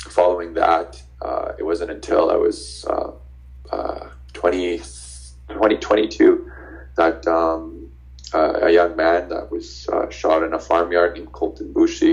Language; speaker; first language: English; native; English